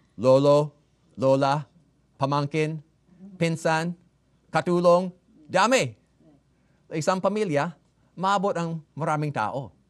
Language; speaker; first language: Filipino; non-native, fluent; English